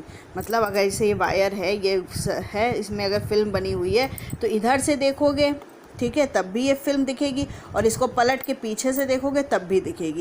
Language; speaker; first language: Hindi; native; Hindi